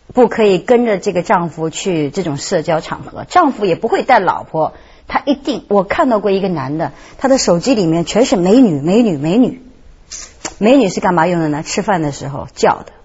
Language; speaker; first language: Chinese; native; Chinese